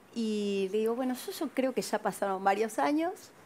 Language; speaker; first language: Spanish; native; Spanish